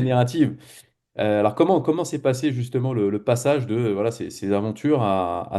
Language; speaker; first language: French; native; French